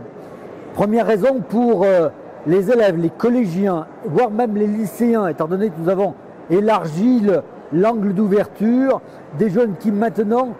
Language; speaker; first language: French; native; French